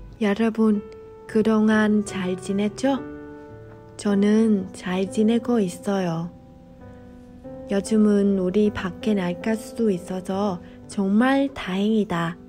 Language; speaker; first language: Korean; non-native, fluent; Vietnamese